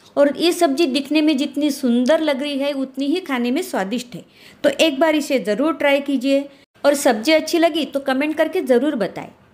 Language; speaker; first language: Hindi; non-native, local second language; Marathi